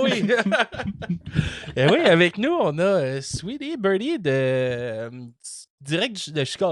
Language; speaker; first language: French; native; French